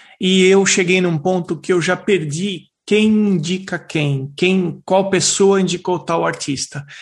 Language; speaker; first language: Portuguese; native; Portuguese